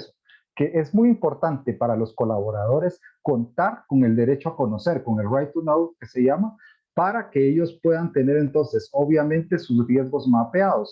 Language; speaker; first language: Spanish; native; Spanish